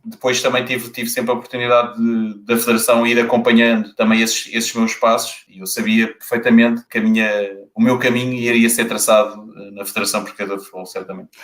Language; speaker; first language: Portuguese; native; Portuguese